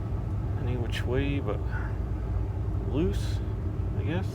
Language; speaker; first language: English; native; English